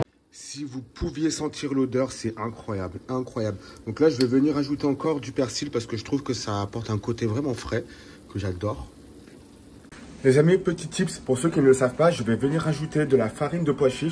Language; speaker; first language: French; native; French